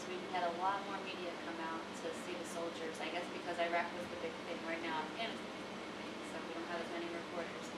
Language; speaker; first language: English; native; English